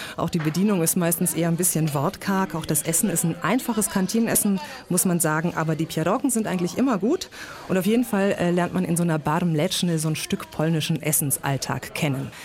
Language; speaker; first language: German; native; German